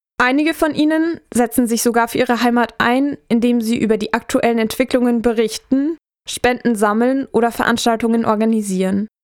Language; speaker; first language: German; native; German